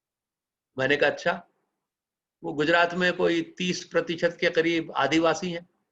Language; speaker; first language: Hindi; native; Hindi